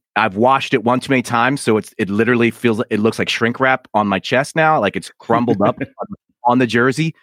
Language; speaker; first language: English; native; English